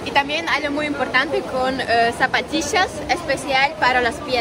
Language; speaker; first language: Spanish; non-native, fluent; Ukrainian